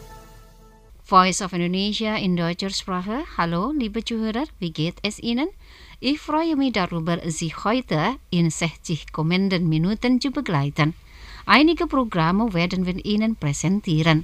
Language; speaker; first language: German; non-native, fluent; Indonesian